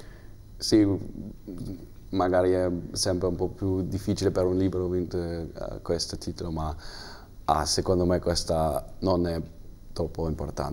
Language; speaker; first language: Italian; non-native, learner; German